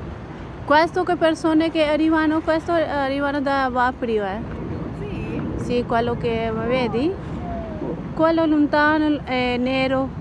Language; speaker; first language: Italian; non-native, learner; Hindi